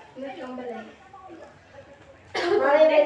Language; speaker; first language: Filipino; non-native, local second language; Cebuano